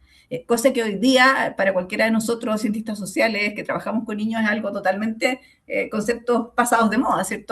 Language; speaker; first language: Spanish; native; Spanish